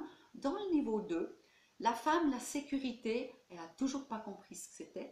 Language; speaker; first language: French; native; French